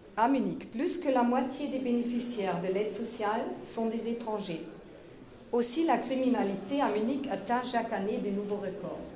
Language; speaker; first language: French; non-native, fluent; German